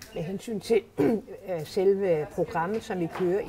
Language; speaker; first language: Danish; native; Danish